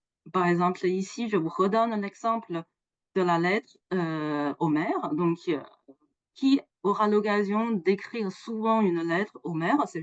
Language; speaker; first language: French; non-native, fluent; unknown